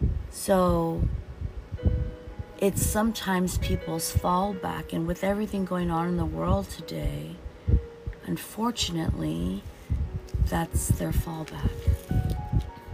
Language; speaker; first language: English; early bilingual, other home language; Portuguese